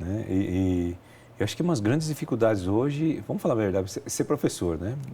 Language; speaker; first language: Portuguese; native; Portuguese